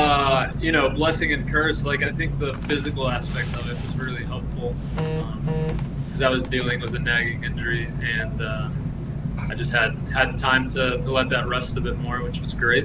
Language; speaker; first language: English; early bilingual, other home language; Spanish